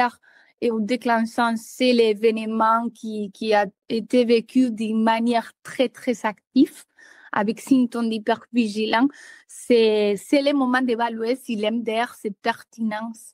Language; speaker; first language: French; native; French